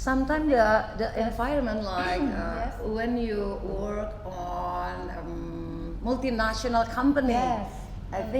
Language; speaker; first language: English; non-native, fluent; Indonesian